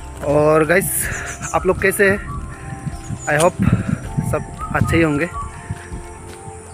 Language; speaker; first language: Hindi; non-native, local second language; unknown